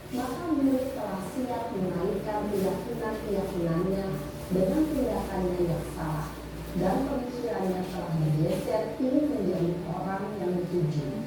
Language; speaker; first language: Indonesian; native; Indonesian